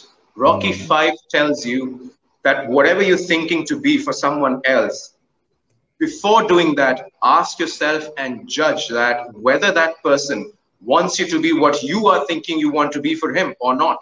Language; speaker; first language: English; non-native, local second language; Hindi